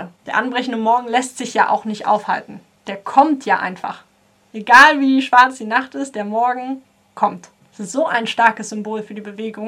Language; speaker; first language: German; native; German